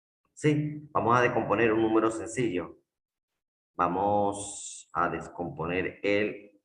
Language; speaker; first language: Spanish; native; Spanish